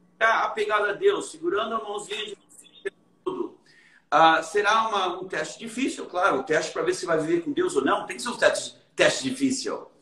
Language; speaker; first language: Portuguese; native; Portuguese